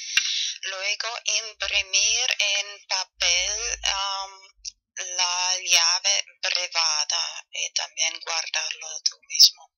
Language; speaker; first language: Spanish; non-native, fluent; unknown